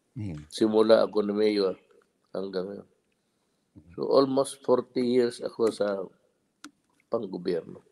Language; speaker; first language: Filipino; non-native, local second language; Cebuano